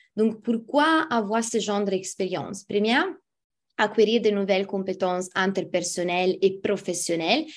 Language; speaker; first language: French; non-native, fluent; Italian